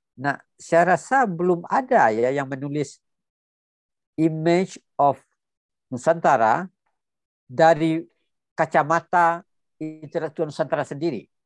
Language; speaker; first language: Indonesian; non-native, local second language; Minangkabau